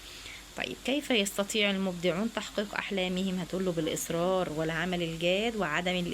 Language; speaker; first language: Arabic; native; Arabic